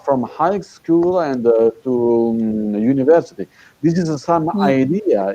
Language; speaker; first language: English; non-native, fluent; Italian